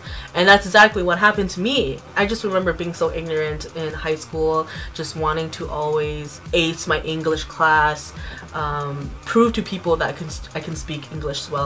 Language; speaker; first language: English; early bilingual, other home language; Hmong